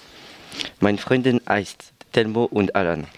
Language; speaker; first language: German; non-native, learner; French